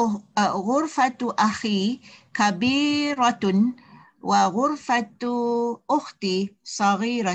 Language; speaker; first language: Arabic; non-native, learner; Malay